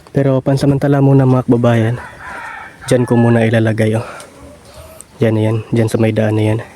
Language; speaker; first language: Filipino; non-native, local second language; Cebuano